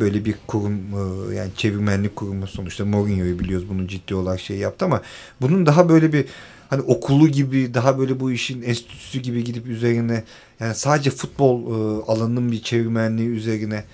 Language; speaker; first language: Turkish; native; Turkish